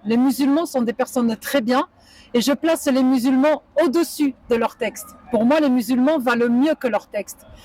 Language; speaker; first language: French; native; French